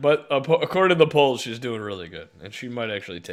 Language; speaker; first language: English; native; English